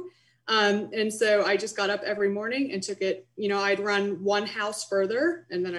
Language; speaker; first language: English; native; English